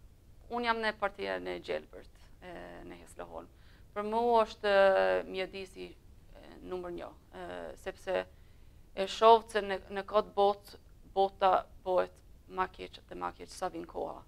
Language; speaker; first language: Albanian; early bilingual, heritage; Albanian